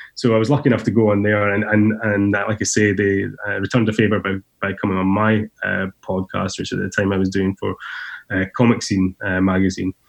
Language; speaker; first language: English; native; English